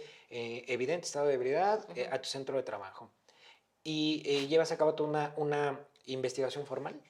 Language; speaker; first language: Spanish; native; Spanish